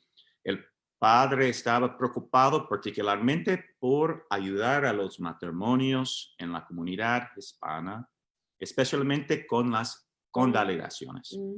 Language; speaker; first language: Spanish; non-native, fluent; English